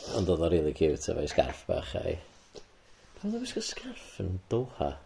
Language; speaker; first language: Welsh; native; Welsh